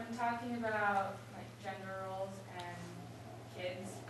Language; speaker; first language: English; native; English